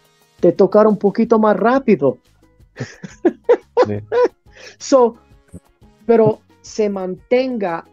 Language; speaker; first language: Spanish; early bilingual, heritage; English